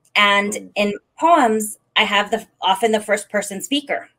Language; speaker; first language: English; native; English